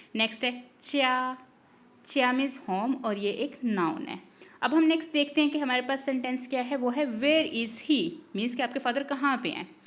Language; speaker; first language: Urdu; native; Urdu